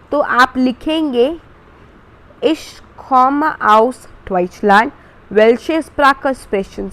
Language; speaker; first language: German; non-native, fluent; Hindi